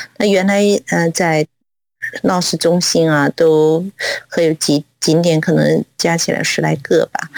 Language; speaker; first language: Chinese; non-native, local second language; Cantonese